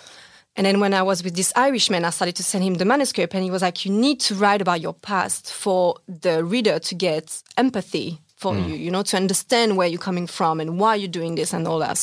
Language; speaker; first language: English; non-native, fluent; French